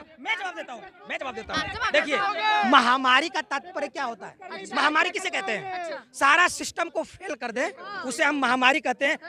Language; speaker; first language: Hindi; native; Hindi